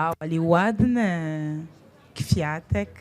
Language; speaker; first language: Polish; non-native, fluent; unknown